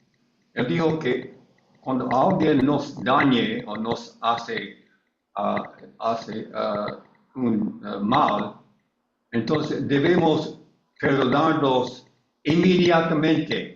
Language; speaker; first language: Spanish; non-native, learner; English